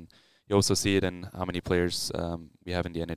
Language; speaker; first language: English; non-native, fluent; Swiss German